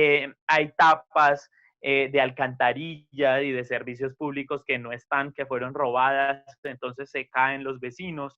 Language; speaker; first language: Spanish; native; Spanish